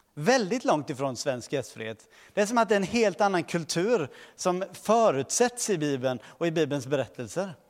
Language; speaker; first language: Swedish; early bilingual, other home language; Portuguese